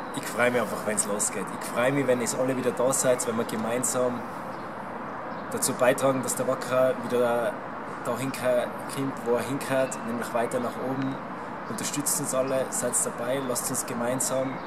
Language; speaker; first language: German; native; German